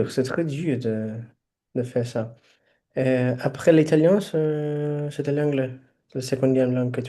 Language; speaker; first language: French; non-native, fluent; Portuguese